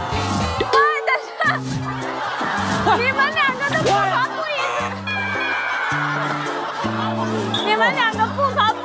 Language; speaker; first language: Chinese; native; Chinese